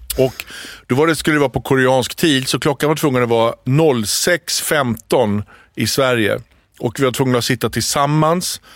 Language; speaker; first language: Swedish; early bilingual, other home language; Arabic